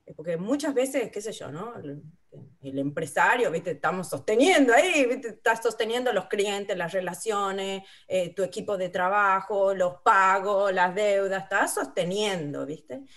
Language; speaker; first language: Spanish; native; Spanish